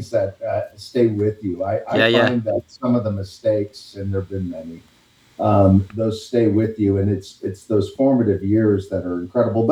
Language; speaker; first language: English; native; English